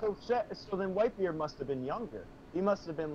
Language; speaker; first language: English; native; English